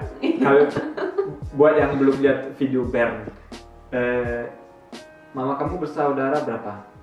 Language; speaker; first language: Indonesian; early bilingual, heritage; Indonesian